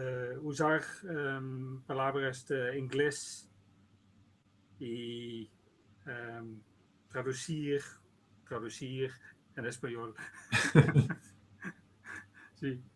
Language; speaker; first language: Spanish; non-native, learner; Dutch